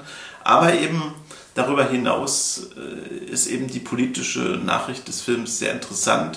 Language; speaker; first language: German; native; German